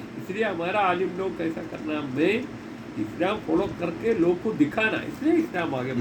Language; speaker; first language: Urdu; non-native, local second language; Malayalam